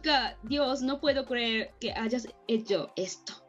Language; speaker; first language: Spanish; non-native, learner; Japanese